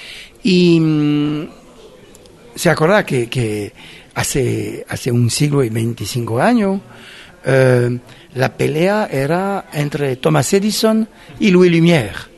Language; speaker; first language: Spanish; non-native, fluent; French